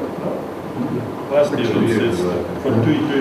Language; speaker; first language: English; non-native, learner; Romanian